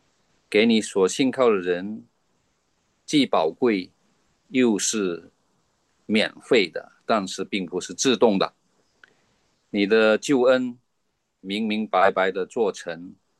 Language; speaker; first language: Chinese; native; Chinese